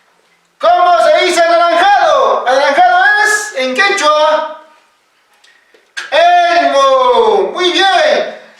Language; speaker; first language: Spanish; non-native, local second language; Quechua